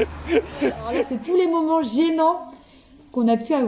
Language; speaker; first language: French; native; French